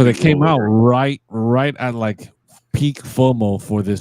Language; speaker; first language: English; native; English